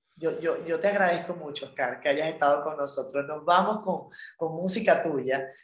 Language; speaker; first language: Spanish; native; Spanish